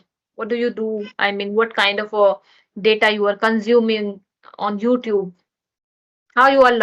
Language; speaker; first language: English; non-native, learner; Hindi